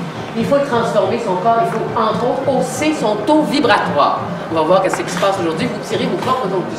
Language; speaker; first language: French; native; French